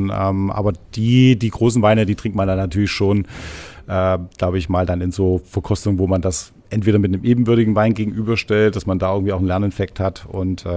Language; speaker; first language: German; native; German